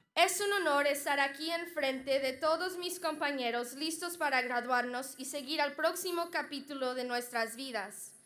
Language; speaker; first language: Spanish; early bilingual, heritage; Spanish